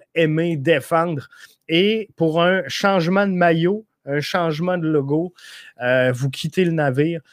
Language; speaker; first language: French; native; French